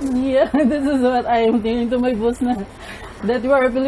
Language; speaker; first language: English; non-native, local second language; Cebuano